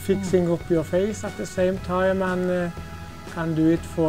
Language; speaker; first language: English; non-native, fluent; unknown